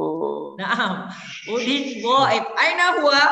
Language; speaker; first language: Arabic; non-native, learner; Indonesian